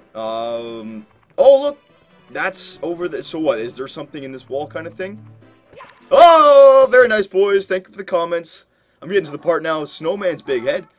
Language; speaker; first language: English; native; English